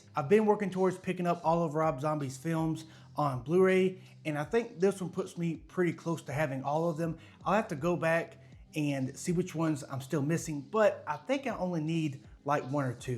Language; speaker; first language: English; native; English